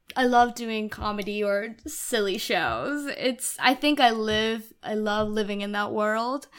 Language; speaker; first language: English; non-native, fluent; Japanese